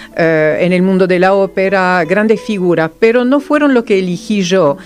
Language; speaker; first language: Spanish; non-native, fluent; Serbian